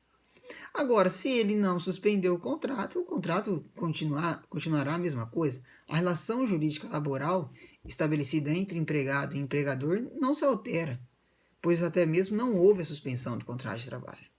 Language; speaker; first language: Portuguese; native; Portuguese